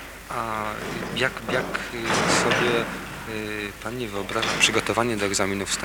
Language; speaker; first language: Polish; native; Polish